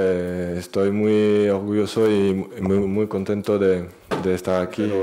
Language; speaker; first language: Spanish; non-native, learner; French